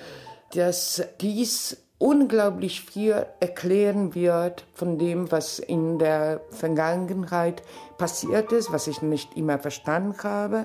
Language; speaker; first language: German; non-native, fluent; Polish